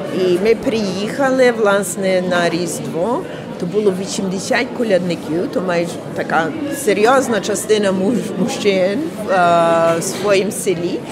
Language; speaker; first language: Ukrainian; early bilingual, heritage; English